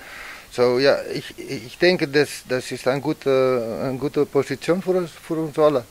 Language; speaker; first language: German; non-native, learner; Dutch